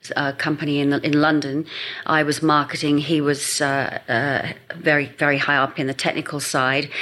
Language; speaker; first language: English; native; English